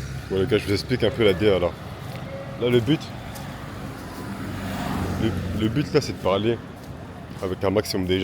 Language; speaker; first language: French; native; French